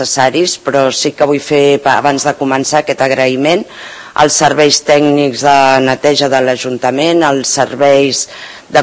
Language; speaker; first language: Catalan; native; Catalan